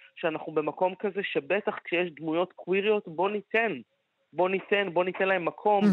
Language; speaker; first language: Hebrew; early bilingual, other home language; Arabic